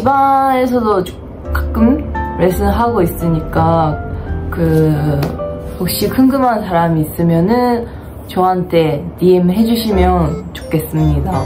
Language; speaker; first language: Korean; non-native, fluent; Japanese